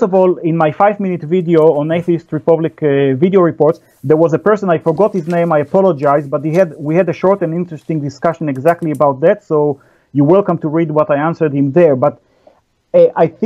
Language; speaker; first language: English; non-native, fluent; Hebrew